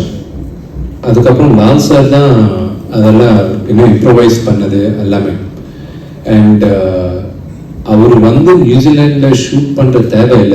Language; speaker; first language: Tamil; non-native, local second language; Telugu